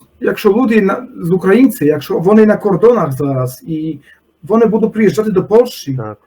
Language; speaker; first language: Polish; non-native, learner; Ukrainian